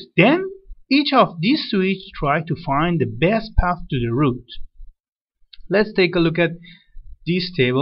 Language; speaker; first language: English; non-native, fluent; Persian